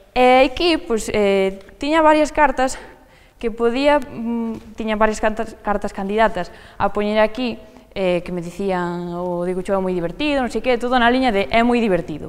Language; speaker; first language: Galician; native; Galician